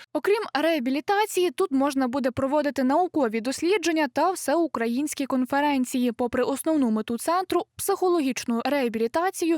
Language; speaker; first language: Ukrainian; native; Ukrainian